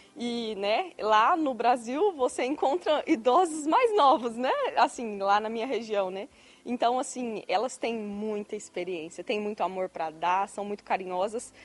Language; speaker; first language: Portuguese; native; Portuguese